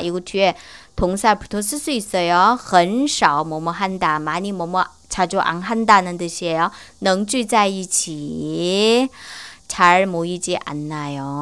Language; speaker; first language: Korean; non-native, learner; Chinese